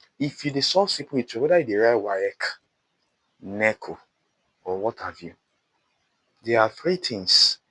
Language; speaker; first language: Nigerian Pidgin; native; Nigerian Pidgin